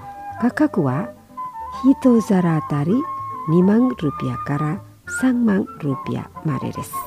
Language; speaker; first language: Japanese; non-native, fluent; Indonesian